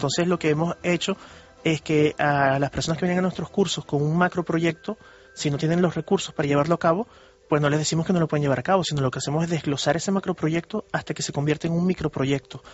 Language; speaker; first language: Spanish; early bilingual, heritage; Spanish